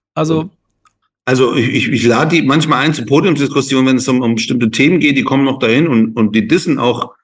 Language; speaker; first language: German; non-native, fluent; Persian